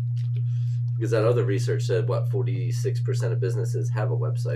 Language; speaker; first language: English; native; English